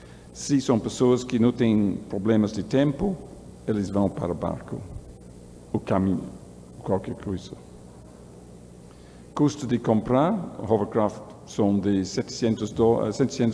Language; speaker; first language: Portuguese; non-native, learner; English